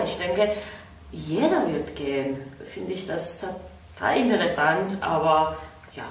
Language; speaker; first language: German; non-native, fluent; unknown